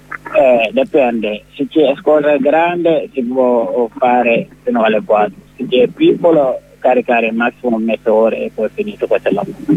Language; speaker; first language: Italian; non-native, learner; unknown